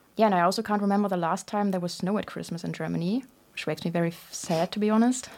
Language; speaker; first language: English; non-native, fluent; German